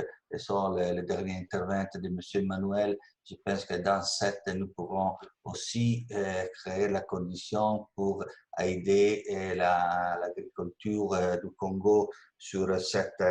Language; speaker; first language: French; non-native, learner; Italian